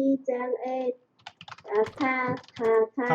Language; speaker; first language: Korean; non-native, learner; Vietnamese